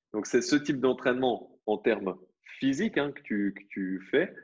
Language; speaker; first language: French; native; French